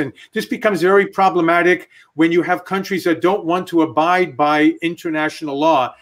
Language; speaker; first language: English; native; English